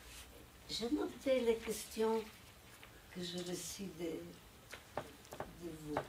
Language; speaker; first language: French; non-native, fluent; Polish